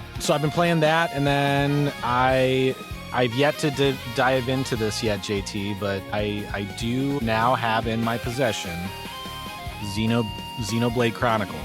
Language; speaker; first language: English; native; English